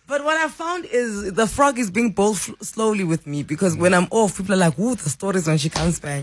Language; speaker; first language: English; non-native, local second language; Xhosa